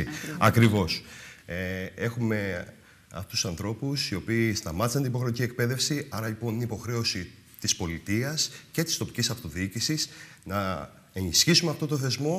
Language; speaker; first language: Greek; native; Greek